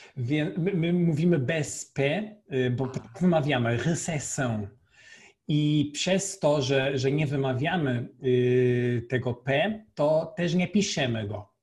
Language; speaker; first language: Polish; non-native, fluent; Portuguese